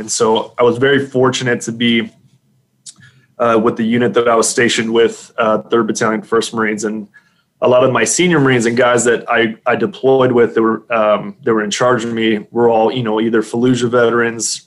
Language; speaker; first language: English; native; English